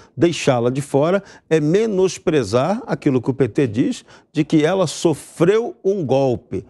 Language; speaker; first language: Portuguese; native; Portuguese